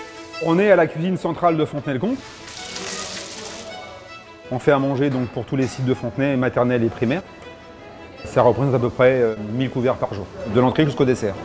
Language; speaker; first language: French; native; French